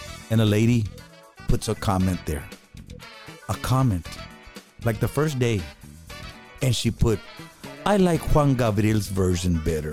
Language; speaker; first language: English; early bilingual, other home language; Spanish